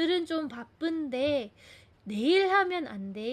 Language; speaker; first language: Korean; non-native, fluent; Filipino